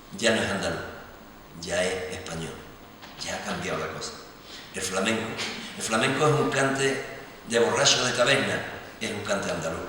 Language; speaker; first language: Spanish; native; Spanish